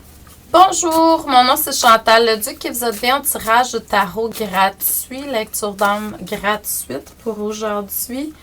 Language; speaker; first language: French; native; French